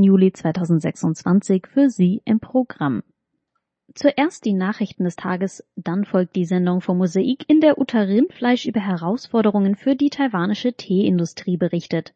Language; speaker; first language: German; native; German